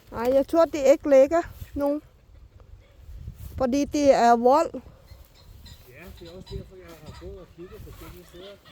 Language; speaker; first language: Danish; non-native, learner; Thai